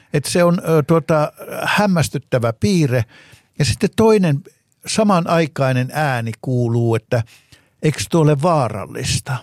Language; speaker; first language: Finnish; native; Finnish